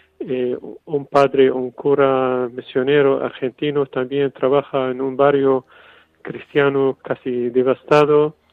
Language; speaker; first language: Spanish; non-native, fluent; Arabic